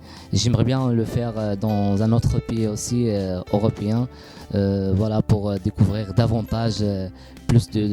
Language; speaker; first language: French; non-native, local second language; Arabic